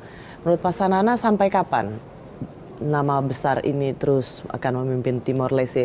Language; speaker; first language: Indonesian; native; Indonesian